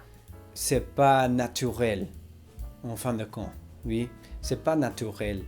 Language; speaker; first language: French; non-native, learner; English